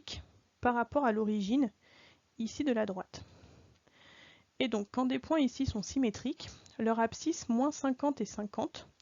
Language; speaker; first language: French; native; French